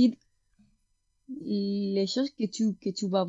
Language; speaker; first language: French; non-native, learner; Spanish